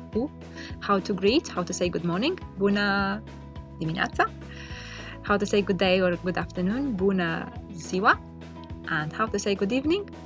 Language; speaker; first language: English; non-native, fluent; Romanian